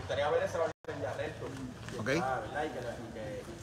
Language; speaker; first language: Spanish; native; Spanish